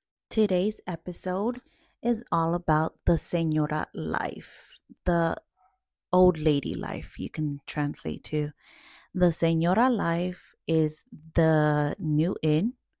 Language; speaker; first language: English; early bilingual, other home language; Spanish